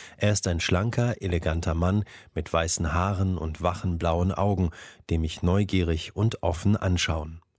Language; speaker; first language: German; native; German